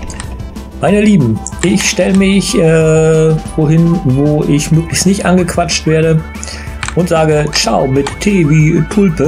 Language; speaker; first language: German; native; German